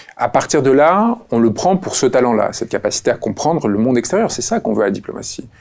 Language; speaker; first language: French; early bilingual, other home language; Spanish